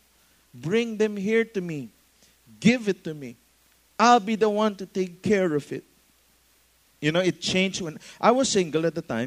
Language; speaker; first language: English; non-native, local second language; Filipino